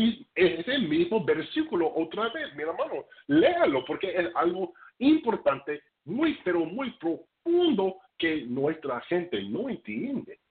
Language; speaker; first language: Spanish; non-native, fluent; English